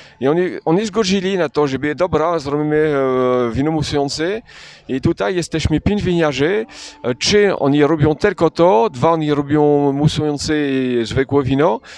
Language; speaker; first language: Polish; early bilingual, heritage; French